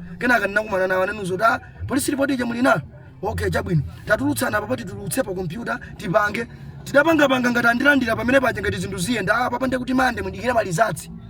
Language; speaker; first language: Nyanja; non-native, local second language; Tumbuka